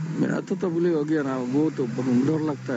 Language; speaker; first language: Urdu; non-native, learner; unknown